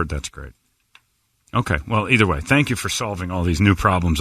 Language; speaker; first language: English; native; English